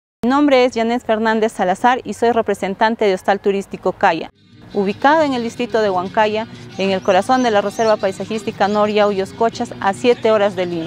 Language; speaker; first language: Spanish; native; Spanish